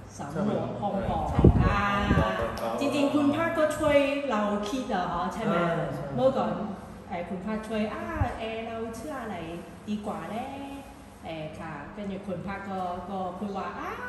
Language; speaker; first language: Thai; non-native, learner; Cantonese